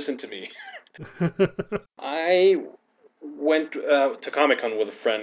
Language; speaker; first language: English; non-native, fluent; Spanish